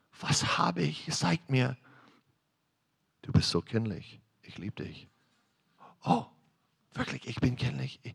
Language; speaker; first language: German; non-native, fluent; English